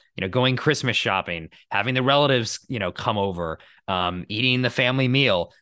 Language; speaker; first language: English; native; English